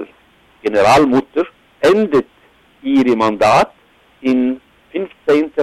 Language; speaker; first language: German; non-native, fluent; Arabic